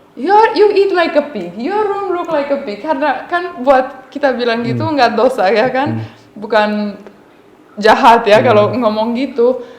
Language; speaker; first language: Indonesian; non-native, fluent; Romanian